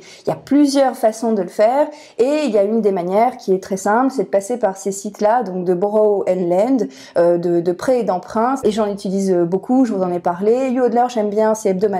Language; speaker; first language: French; native; French